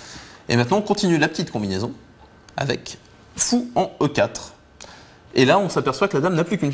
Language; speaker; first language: French; native; French